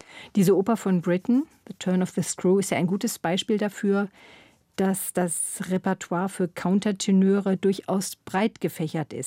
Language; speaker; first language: German; native; German